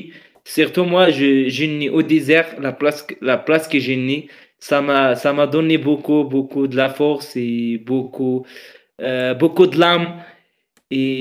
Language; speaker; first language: French; non-native, learner; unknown